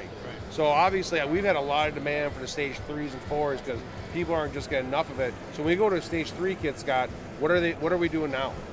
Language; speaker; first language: English; native; English